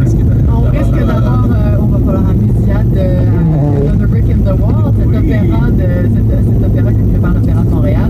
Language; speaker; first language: French; native; French